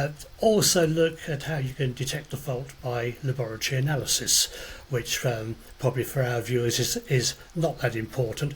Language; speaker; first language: English; native; English